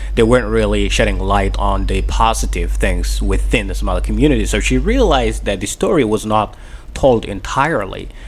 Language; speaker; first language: English; non-native, fluent; Somali